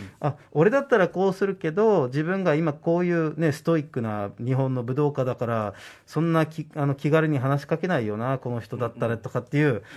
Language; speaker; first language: Japanese; non-native, fluent; Dutch